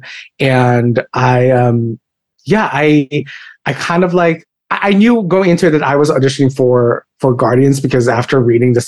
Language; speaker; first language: English; non-native, local second language; Filipino